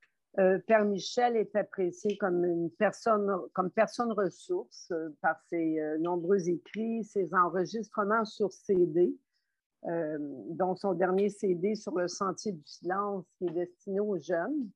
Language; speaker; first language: French; native; French